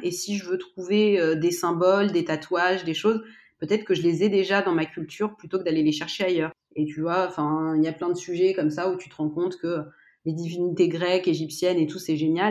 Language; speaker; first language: French; native; French